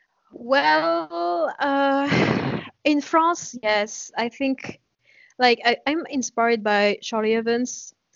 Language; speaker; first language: English; non-native, fluent; French